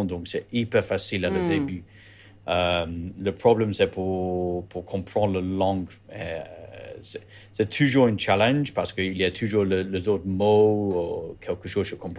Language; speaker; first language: French; non-native, learner; English